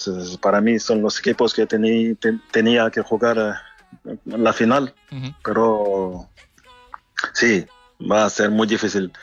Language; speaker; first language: Spanish; non-native, learner; French